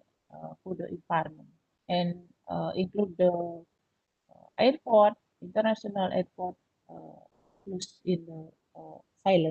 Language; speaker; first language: English; non-native, learner; Indonesian